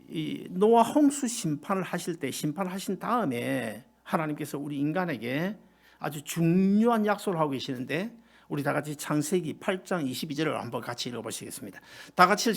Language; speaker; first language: Korean; native; Korean